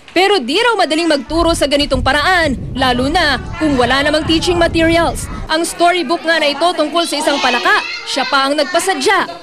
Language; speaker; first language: Filipino; native; Filipino